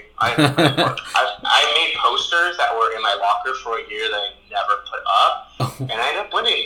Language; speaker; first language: English; early bilingual, other home language; Spanish